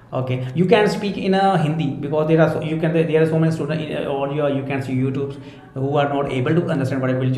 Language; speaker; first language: English; non-native, local second language; Hindi